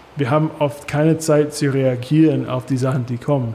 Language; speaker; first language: German; non-native, learner; English